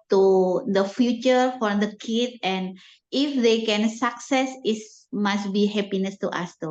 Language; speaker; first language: English; non-native, learner; Indonesian